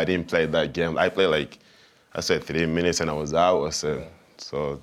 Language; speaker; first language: English; non-native, local second language; Swahili